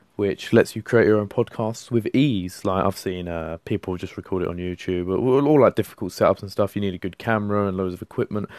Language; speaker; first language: English; native; English